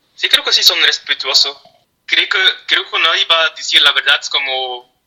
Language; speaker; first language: Spanish; non-native, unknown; Dutch